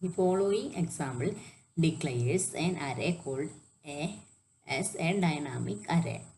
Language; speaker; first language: English; non-native, local second language; Malayalam